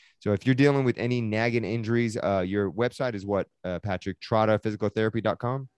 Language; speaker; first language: English; early bilingual, other home language; Persian